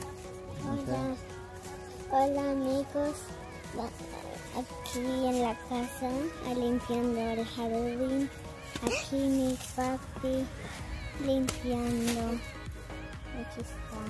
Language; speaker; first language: Spanish; early bilingual, heritage; Spanish